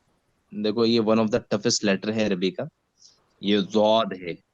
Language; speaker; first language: Hindi; native; Hindi